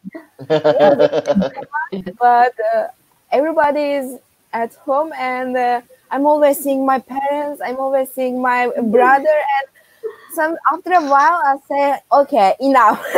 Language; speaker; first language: English; non-native, fluent; Turkish